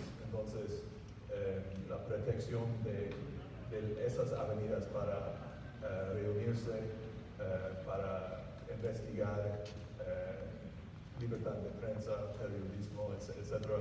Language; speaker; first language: Spanish; non-native, fluent; English